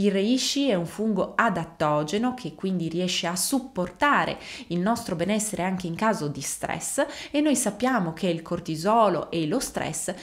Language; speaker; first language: Italian; native; Italian